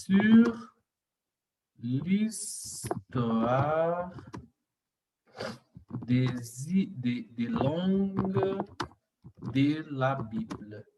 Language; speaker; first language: French; non-native, fluent; Portuguese